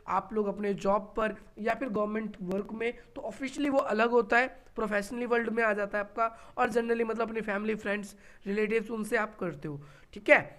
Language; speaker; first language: Hindi; native; Hindi